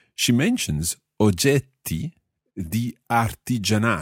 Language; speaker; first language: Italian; non-native, fluent; English